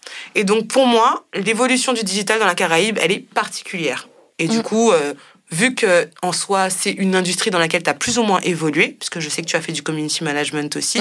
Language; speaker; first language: French; native; French